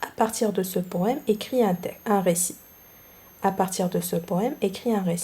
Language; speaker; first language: French; non-native, local second language; Arabic